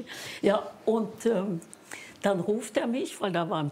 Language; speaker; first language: German; non-native, fluent; Norwegian